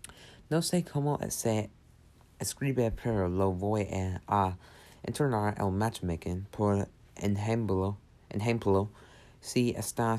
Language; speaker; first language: Spanish; non-native, learner; English